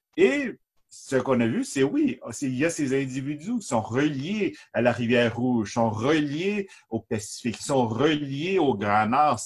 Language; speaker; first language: French; native; French